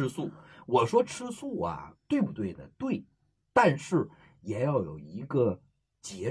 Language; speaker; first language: Chinese; native; Chinese